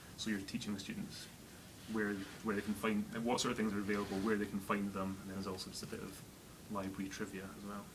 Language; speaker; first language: English; native; English